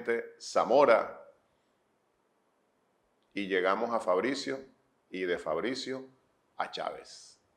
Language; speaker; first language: Spanish; native; Spanish